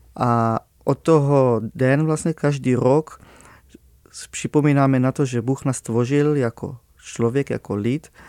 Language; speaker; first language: Czech; non-native, fluent; Hebrew